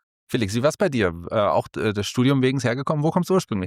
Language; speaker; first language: German; native; German